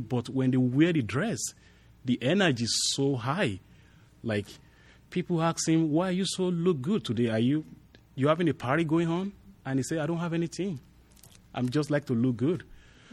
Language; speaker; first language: English; non-native, local second language; Yoruba